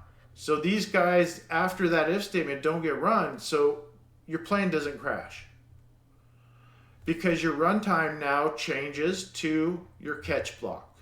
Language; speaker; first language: English; native; English